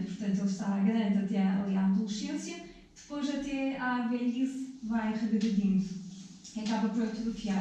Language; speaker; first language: Portuguese; native; Portuguese